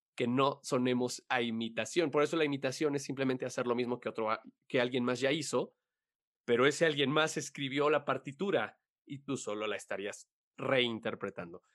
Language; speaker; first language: Spanish; native; Spanish